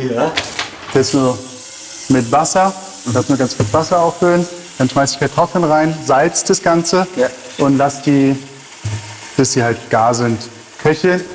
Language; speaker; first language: German; early bilingual, other home language; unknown